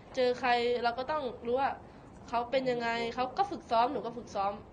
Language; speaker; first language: Thai; native; Thai